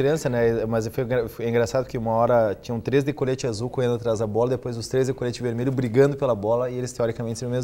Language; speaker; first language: Portuguese; native; Portuguese